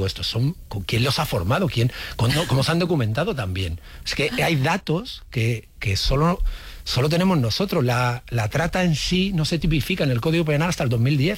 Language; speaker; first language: Spanish; native; Spanish